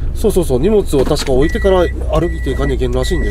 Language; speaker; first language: Japanese; native; Japanese